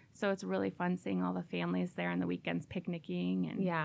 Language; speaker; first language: English; native; English